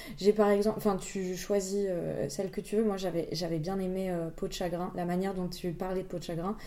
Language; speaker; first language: French; native; French